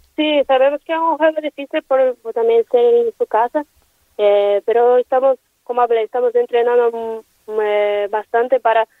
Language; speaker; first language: Spanish; non-native, learner; Portuguese